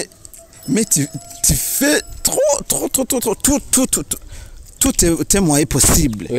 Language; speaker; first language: French; non-native, learner; Rundi